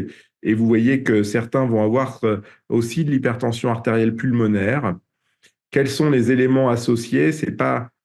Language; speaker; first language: French; native; French